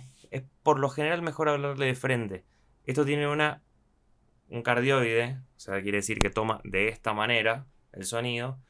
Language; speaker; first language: Spanish; native; Spanish